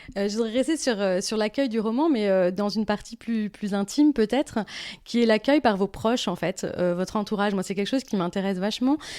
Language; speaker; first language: French; native; French